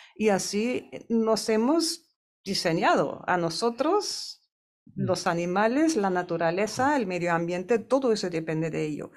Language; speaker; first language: Spanish; non-native, fluent; German